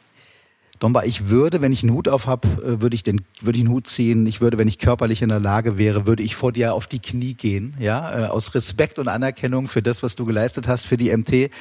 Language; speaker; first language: German; native; German